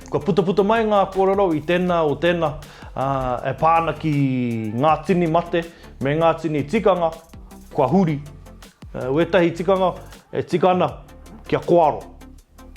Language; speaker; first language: Māori; non-native, local second language; English